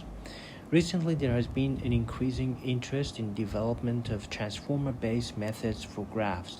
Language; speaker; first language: English; non-native, fluent; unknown